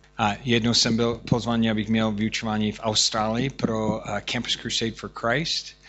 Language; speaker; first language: Czech; non-native, fluent; English